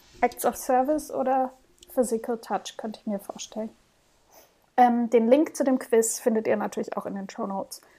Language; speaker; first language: German; early bilingual, heritage; German